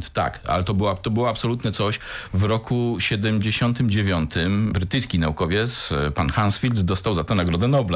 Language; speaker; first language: Polish; native; Polish